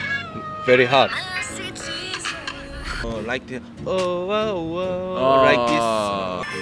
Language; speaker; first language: English; non-native, learner; Korean